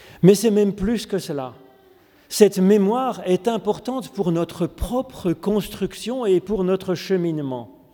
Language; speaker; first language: French; native; French